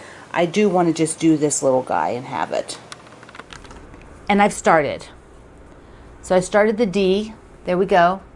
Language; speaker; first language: English; native; English